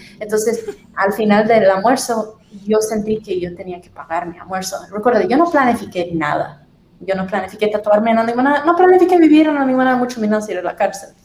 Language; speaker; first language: Spanish; non-native, fluent; English